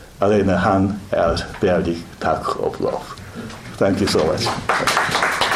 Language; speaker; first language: Swedish; non-native, learner; Japanese